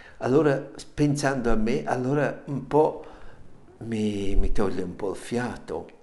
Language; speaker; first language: Italian; non-native, fluent; German